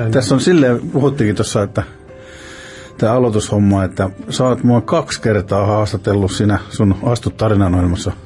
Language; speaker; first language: Finnish; native; Finnish